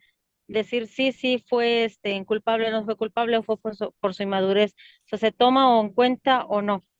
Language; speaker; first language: Spanish; native; Spanish